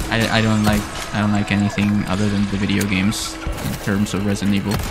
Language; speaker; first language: English; non-native, fluent; Spanish